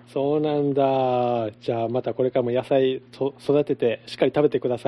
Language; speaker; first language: Japanese; native; Japanese